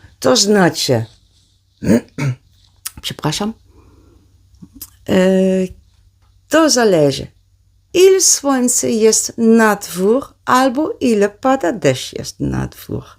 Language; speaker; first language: Polish; non-native, learner; Dutch